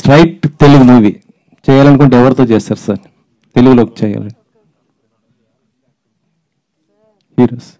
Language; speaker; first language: Telugu; native; Telugu